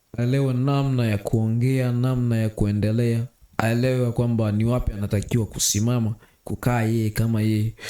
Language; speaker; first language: Swahili; native; Swahili